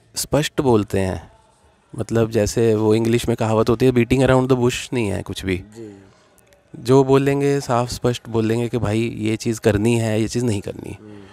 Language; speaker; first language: Hindi; native; Hindi